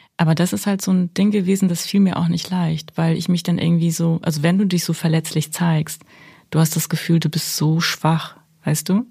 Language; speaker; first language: German; early bilingual, other home language; Russian